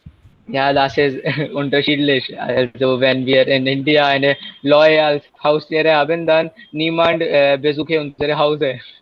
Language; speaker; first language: German; non-native, learner; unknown